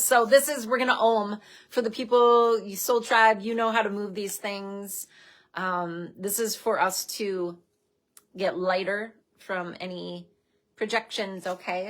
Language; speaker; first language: English; native; English